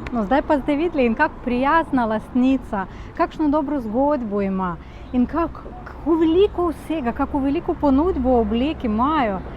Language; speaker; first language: Slovenian; non-native, fluent; Ukrainian